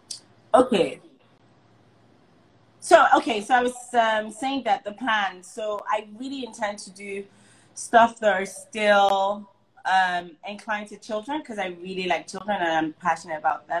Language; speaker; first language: English; non-native, local second language; Igbo